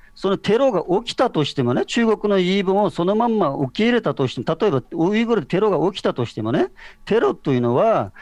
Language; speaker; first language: Japanese; non-native, fluent; Uyghur